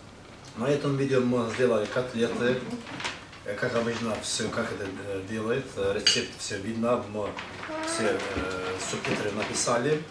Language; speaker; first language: Russian; non-native, learner; Azerbaijani